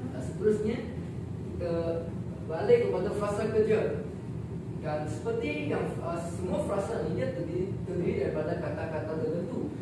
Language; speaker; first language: Malay; non-native, local second language; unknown